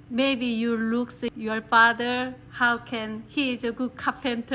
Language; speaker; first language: English; non-native, learner; Korean